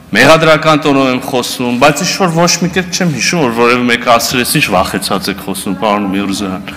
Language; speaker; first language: Armenian; native; Armenian